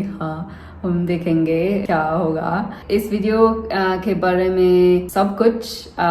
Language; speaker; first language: Hindi; non-native, learner; English